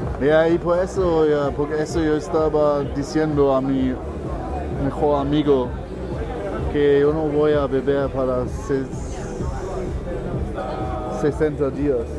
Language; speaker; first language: Spanish; non-native, learner; German